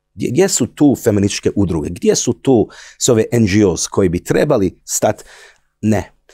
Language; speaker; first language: Croatian; early bilingual, heritage; Croatian